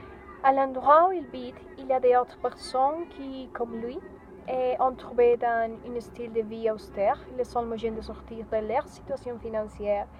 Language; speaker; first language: French; non-native, learner; Spanish